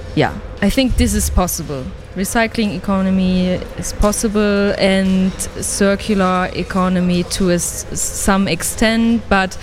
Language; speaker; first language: English; non-native, fluent; German